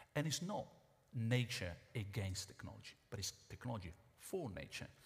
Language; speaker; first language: English; non-native, fluent; Italian